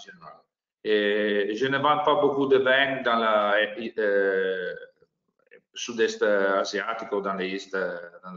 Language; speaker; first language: French; non-native, learner; Italian